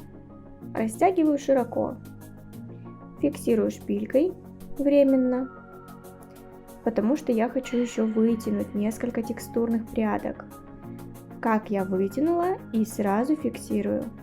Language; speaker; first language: Russian; native; Russian